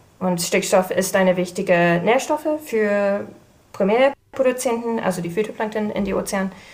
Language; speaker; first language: German; non-native, fluent; English